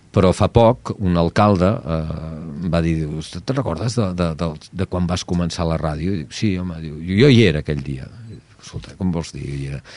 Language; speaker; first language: Catalan; native; Catalan